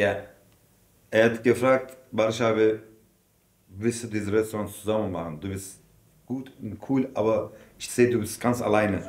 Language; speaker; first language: German; non-native, learner; Turkish